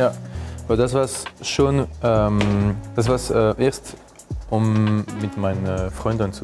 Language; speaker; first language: German; non-native, learner; French